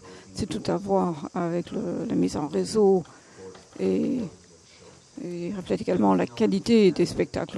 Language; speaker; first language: French; non-native, fluent; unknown